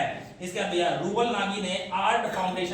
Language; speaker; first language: Hindi; native; Hindi